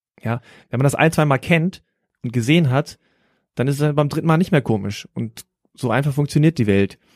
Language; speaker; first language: German; native; German